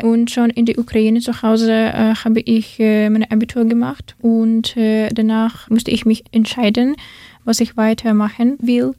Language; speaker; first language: German; non-native, learner; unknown